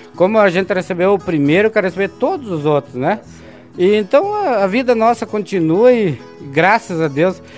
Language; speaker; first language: Portuguese; native; Portuguese